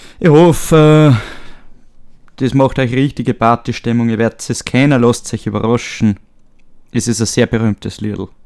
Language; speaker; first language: German; native; German